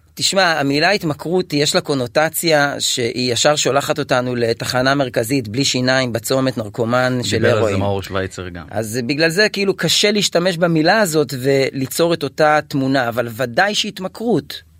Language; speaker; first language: Hebrew; native; Hebrew